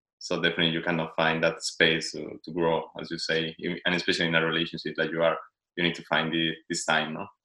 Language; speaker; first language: English; non-native, fluent; Spanish